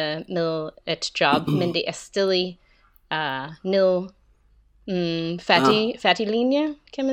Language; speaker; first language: Danish; non-native, fluent; English